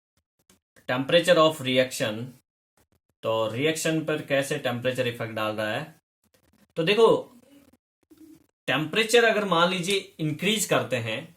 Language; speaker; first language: Hindi; native; Hindi